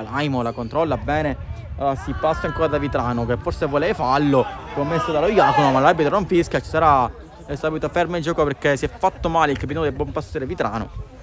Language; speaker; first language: Italian; native; Italian